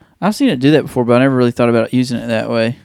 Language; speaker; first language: English; native; English